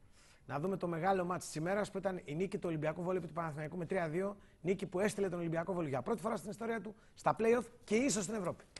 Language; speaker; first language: Greek; native; Greek